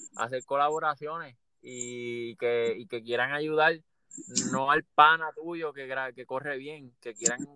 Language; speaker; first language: Spanish; native; Spanish